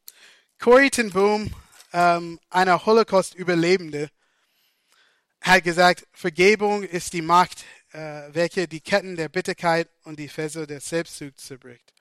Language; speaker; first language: German; non-native, fluent; English